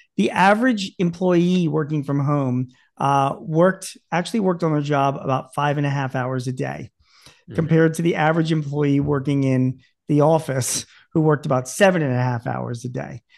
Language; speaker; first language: English; native; English